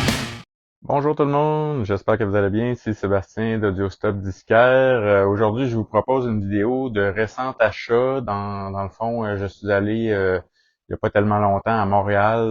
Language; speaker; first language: French; native; French